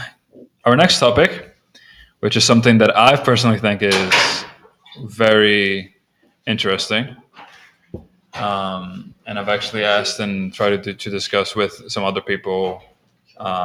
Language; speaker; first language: English; non-native, fluent; Portuguese